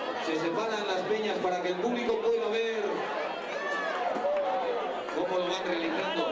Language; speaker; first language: Spanish; native; Spanish